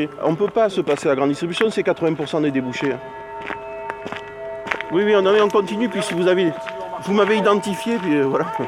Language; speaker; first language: French; native; French